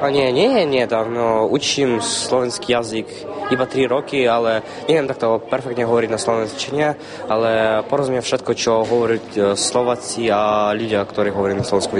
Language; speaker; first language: Slovak; non-native, learner; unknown